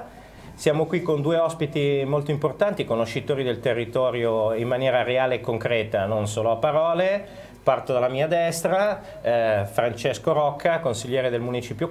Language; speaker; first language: Italian; native; Italian